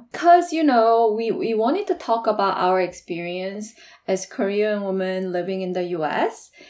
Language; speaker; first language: English; non-native, fluent; Korean